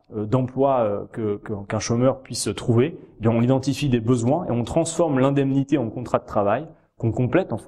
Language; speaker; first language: French; native; French